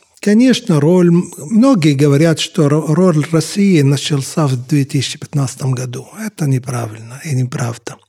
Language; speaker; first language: Russian; non-native, fluent; Arabic